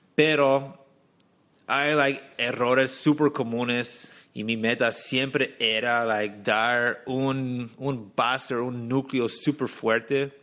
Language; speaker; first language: Spanish; non-native, fluent; English